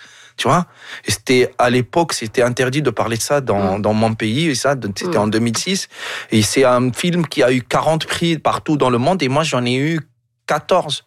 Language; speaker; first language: French; non-native, local second language; Arabic